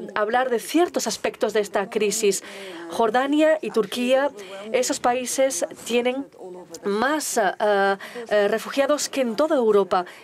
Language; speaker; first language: Spanish; non-native, fluent; Turkish